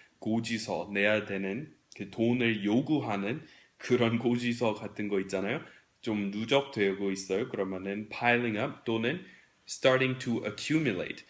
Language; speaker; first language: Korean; non-native, fluent; English